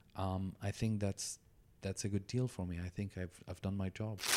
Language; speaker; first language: English; non-native, fluent; Arabic